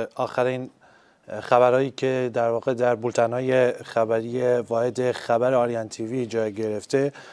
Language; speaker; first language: Persian; non-native, local second language; Central Kurdish